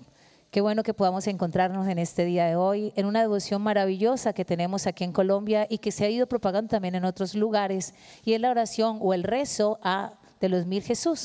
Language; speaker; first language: Spanish; native; Spanish